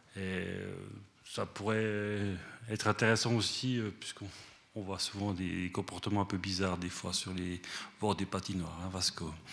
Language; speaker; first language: French; early bilingual, other home language; Spanish